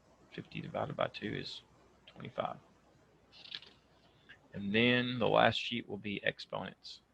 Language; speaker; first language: English; native; English